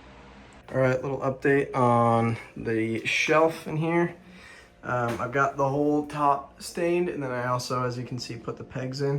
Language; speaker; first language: English; native; English